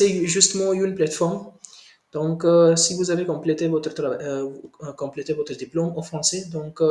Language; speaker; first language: French; non-native, learner; Hindi